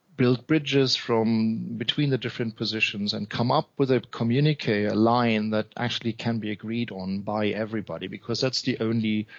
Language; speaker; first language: English; non-native, fluent; German